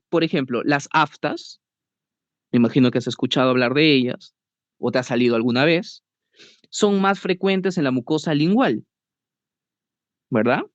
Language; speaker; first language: Spanish; native; Spanish